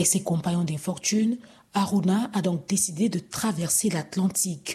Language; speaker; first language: French; native; French